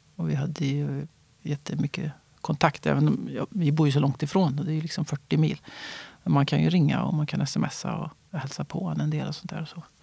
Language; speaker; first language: Swedish; native; Swedish